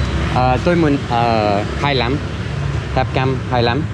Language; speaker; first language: Vietnamese; non-native, learner; English